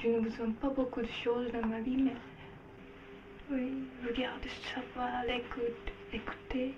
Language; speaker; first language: French; non-native, learner; Japanese